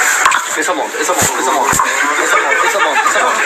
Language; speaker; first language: French; native; French